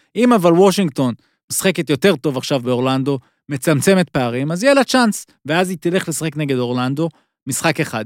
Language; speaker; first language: Hebrew; native; Hebrew